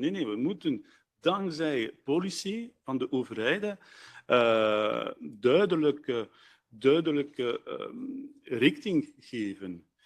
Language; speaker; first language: Dutch; non-native, local second language; French